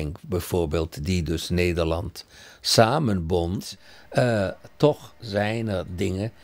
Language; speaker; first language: Dutch; early bilingual, other home language; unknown